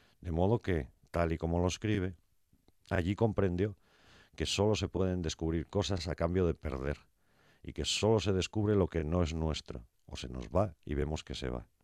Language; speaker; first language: Spanish; native; Spanish